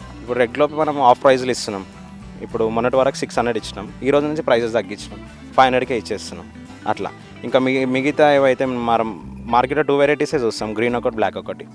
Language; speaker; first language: Telugu; native; Telugu